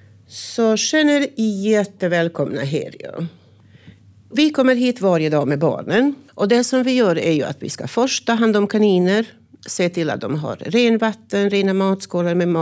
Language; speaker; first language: Swedish; non-native, fluent; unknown